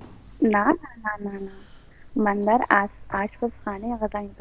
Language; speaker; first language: Persian; non-native, learner; Urdu